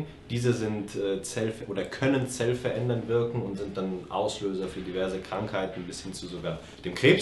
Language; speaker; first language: German; native; German